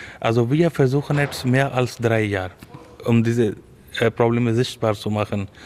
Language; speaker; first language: German; non-native, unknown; Urdu